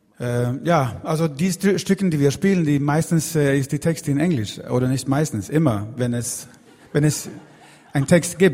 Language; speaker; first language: German; non-native, learner; Swedish